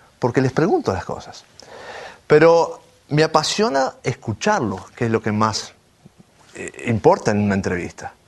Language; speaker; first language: Spanish; native; Spanish